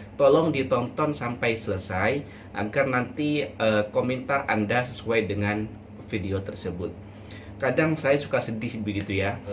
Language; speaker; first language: Indonesian; non-native, local second language; Madurese